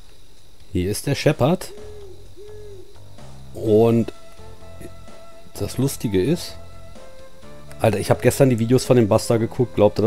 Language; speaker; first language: German; native; German